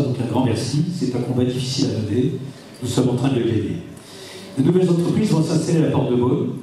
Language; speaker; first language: French; native; French